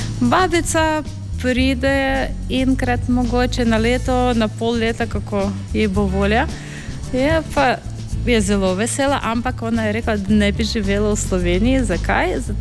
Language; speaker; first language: Slovenian; non-native, fluent; Ukrainian